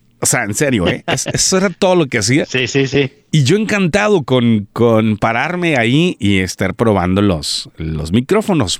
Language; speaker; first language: Spanish; native; Spanish